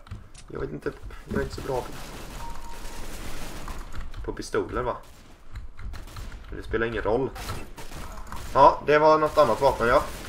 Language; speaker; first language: Swedish; native; Swedish